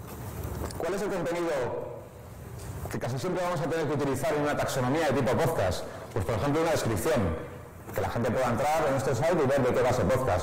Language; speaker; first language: Spanish; native; Spanish